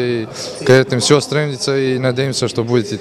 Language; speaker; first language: Russian; non-native, learner; Serbian